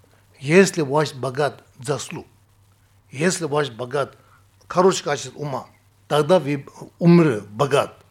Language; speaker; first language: Russian; non-native, fluent; Tibetan